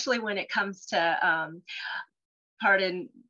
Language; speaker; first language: English; early bilingual, other home language; Cantonese